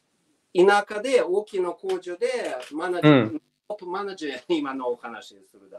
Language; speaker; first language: Japanese; non-native, learner; Russian